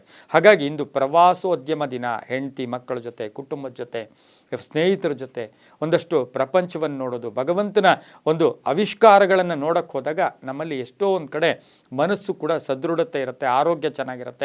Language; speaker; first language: Kannada; native; Kannada